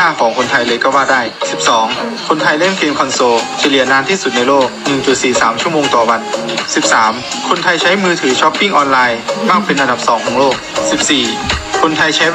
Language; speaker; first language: Thai; native; Thai